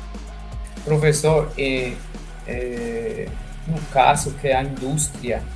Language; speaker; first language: Portuguese; non-native, fluent; Spanish